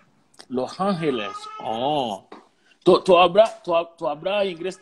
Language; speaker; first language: Spanish; non-native, learner; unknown